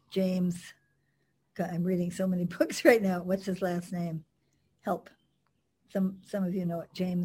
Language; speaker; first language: English; native; English